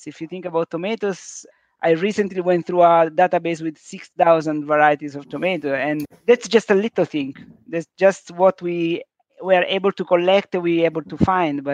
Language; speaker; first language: English; non-native, fluent; Italian